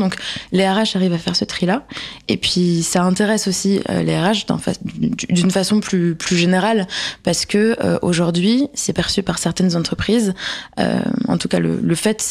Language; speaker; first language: French; native; French